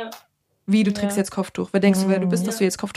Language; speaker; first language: German; early bilingual, other home language; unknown